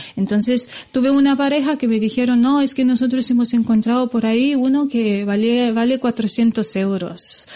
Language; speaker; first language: Spanish; non-native, fluent; Romanian